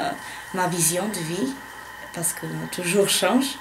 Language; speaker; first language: French; non-native, learner; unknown